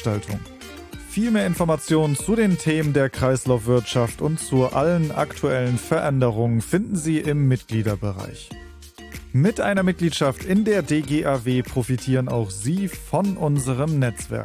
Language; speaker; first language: German; native; German